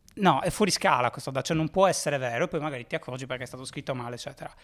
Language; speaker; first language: Italian; native; Italian